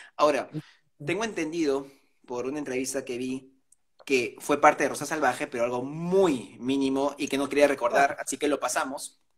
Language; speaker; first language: Spanish; native; Spanish